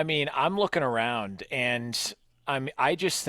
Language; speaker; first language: English; native; English